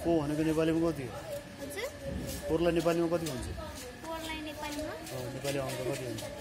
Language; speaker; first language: Nepali; native; Nepali